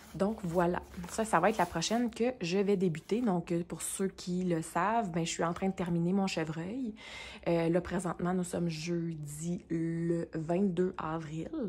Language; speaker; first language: French; native; French